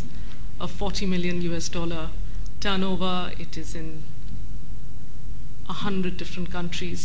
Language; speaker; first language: English; non-native, local second language; Bangla